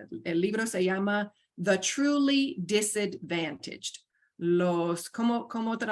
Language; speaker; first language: Spanish; non-native, fluent; English